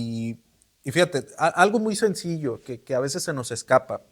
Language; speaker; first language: Spanish; native; Spanish